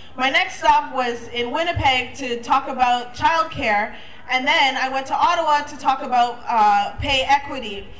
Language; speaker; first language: English; native; English